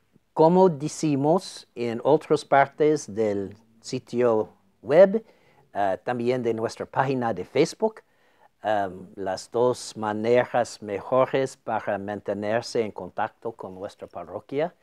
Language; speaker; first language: Spanish; non-native, fluent; English